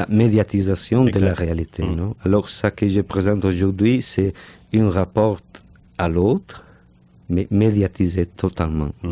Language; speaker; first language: French; non-native, fluent; Catalan